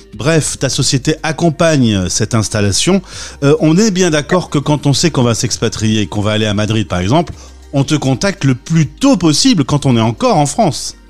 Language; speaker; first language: French; native; French